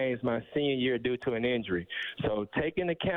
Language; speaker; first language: English; native; English